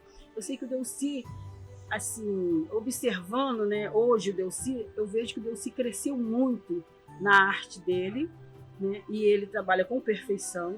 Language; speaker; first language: Portuguese; native; Portuguese